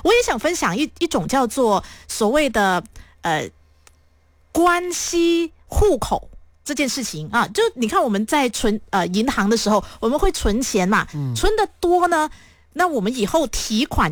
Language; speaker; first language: Chinese; native; Chinese